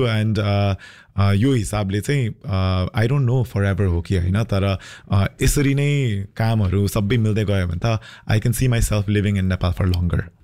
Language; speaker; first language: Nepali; early bilingual, heritage; Nepali